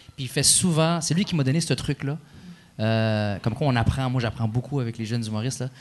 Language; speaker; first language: French; early bilingual, other home language; Arabic